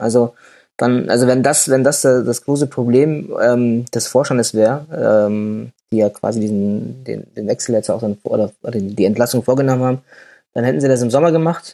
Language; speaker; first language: German; native; German